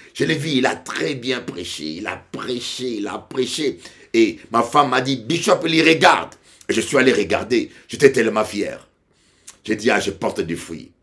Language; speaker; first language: French; non-native, local second language; Lingala